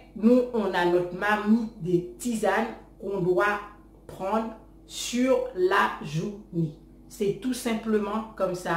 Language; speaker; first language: French; non-native, local second language; Haitian Creole